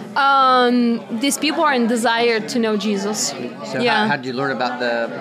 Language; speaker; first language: English; non-native, fluent; Lithuanian